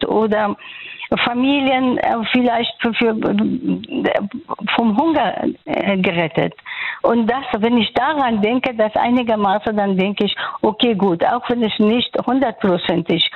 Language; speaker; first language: German; non-native, fluent; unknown